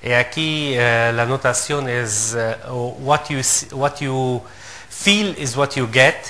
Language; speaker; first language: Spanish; non-native, fluent; Arabic